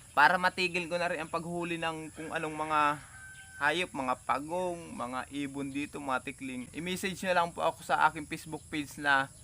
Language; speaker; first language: Filipino; native; Filipino